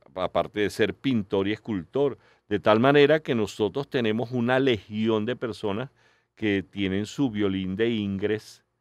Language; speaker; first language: Spanish; native; Spanish